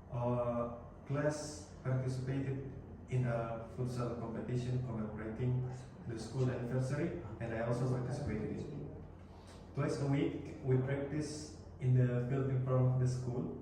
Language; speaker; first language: English; non-native, learner; Indonesian